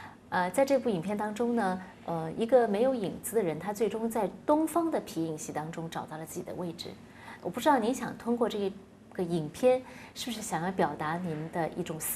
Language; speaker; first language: Chinese; native; Chinese